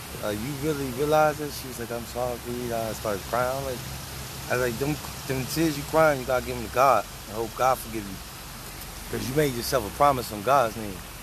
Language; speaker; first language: English; early bilingual, other home language; Spanish